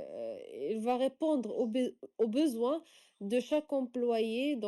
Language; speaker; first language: French; non-native, local second language; Arabic